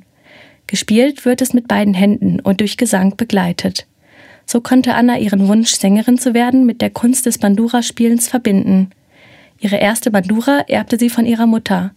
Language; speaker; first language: German; native; German